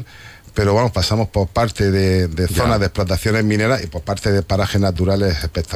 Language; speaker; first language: Spanish; native; Spanish